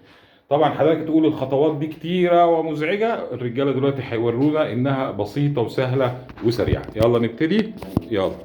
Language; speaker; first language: Arabic; native; Arabic